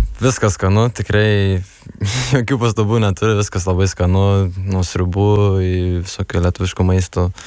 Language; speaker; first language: Lithuanian; early bilingual, heritage; Lithuanian